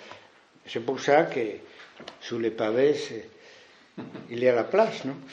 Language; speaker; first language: French; non-native, fluent; Spanish